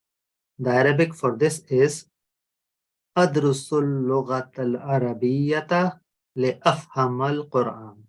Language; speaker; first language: Arabic; non-native, learner; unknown